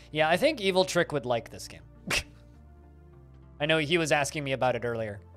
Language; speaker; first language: English; native; English